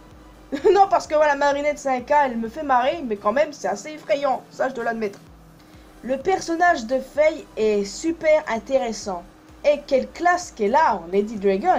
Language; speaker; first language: French; native; French